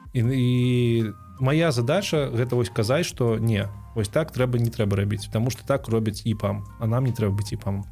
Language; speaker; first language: Belarusian; non-native, local second language; Russian